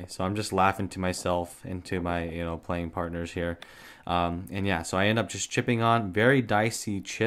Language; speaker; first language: English; native; English